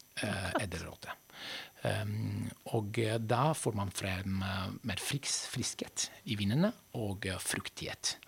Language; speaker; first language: Norwegian; non-native, fluent; Italian